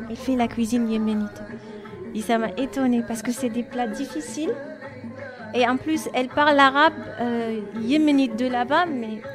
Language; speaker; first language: French; non-native, fluent; Arabic